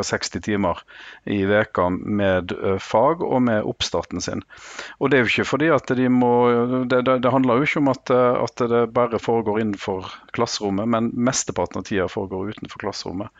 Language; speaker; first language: Norwegian; native; Norwegian